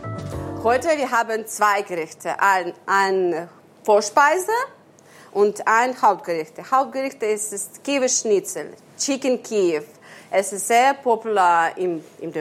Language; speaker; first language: German; non-native, learner; Ukrainian